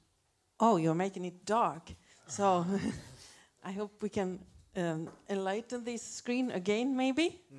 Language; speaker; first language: English; non-native, fluent; Swedish